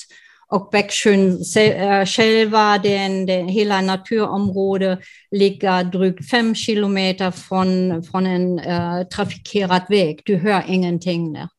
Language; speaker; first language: Swedish; non-native, fluent; German